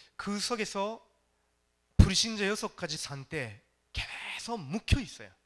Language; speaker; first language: Korean; non-native, fluent; Japanese